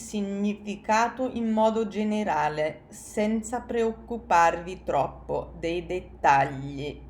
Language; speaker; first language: Italian; non-native, fluent; English